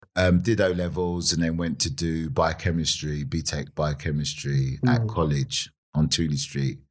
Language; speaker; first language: English; native; English